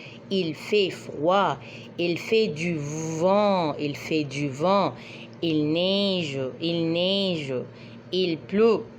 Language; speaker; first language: French; non-native, fluent; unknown